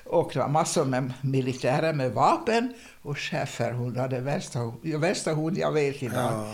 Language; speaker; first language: Swedish; non-native, fluent; Hungarian